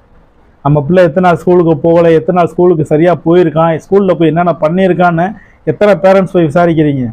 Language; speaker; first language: Tamil; native; Tamil